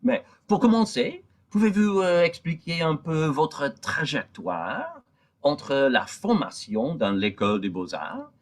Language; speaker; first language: French; non-native, fluent; English